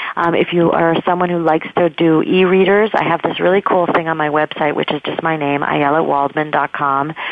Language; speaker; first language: English; native; English